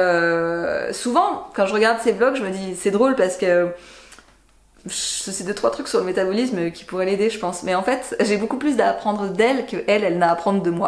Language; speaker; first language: French; native; French